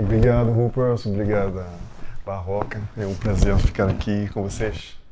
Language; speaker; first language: Portuguese; non-native, fluent; French